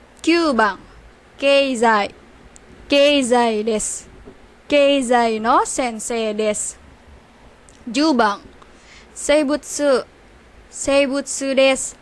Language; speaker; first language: Japanese; non-native, learner; Indonesian